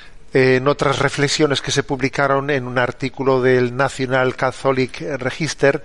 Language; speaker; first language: Spanish; native; Spanish